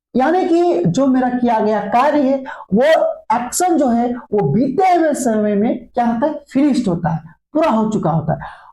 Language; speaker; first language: Hindi; native; Hindi